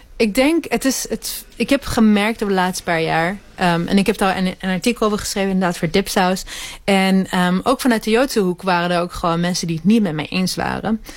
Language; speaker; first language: Dutch; early bilingual, other home language; Hebrew